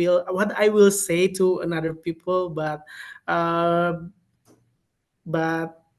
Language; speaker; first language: English; non-native, learner; Indonesian